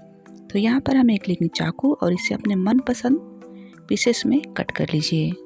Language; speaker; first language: Hindi; native; Hindi